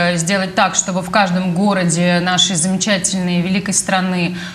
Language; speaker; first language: Russian; native; Russian